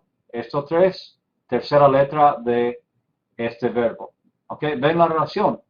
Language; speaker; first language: Spanish; non-native, fluent; English